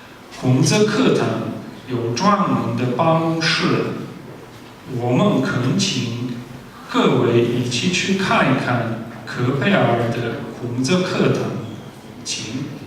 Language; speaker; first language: Chinese; non-native, fluent; Slovenian